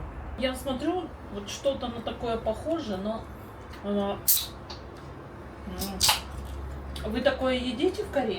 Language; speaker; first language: Russian; native; Russian